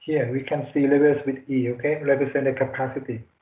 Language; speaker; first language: English; non-native, fluent; Thai